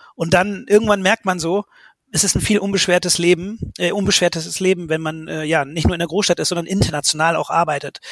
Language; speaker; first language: German; native; German